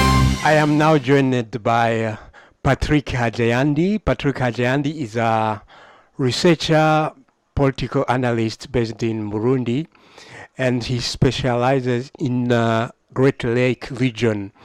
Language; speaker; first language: English; non-native, fluent; Rundi